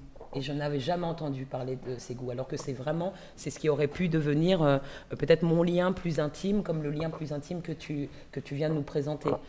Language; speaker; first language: French; native; French